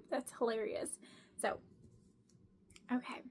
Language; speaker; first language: English; native; English